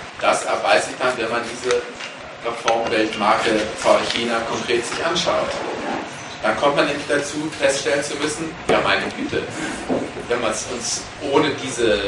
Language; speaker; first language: German; native; German